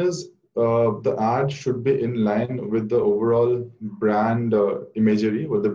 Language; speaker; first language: English; non-native, local second language; Bangla